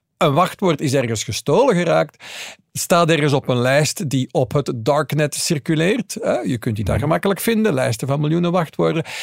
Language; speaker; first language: Dutch; native; Dutch